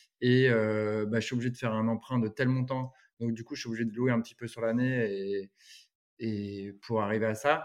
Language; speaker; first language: French; native; French